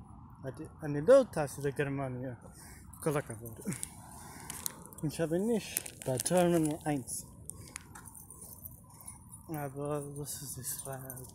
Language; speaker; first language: German; non-native, learner; English